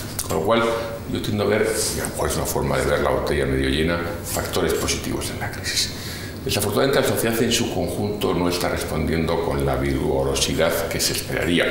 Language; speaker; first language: Spanish; native; Spanish